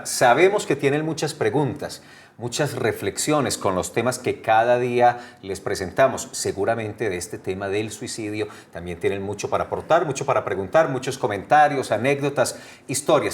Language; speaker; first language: Spanish; native; Spanish